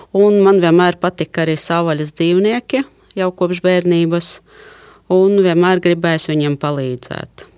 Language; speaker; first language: Latvian; native; Latvian